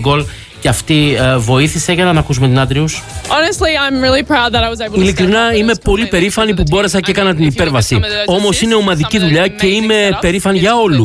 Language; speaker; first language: Greek; native; Greek